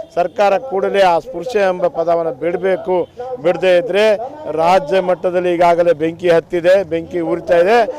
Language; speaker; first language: Kannada; non-native, local second language; Lambadi